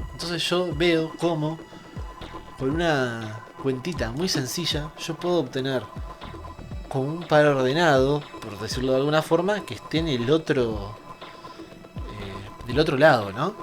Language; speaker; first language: Spanish; native; Spanish